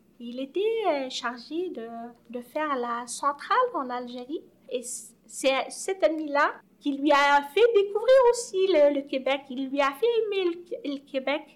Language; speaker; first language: French; non-native, local second language; Arabic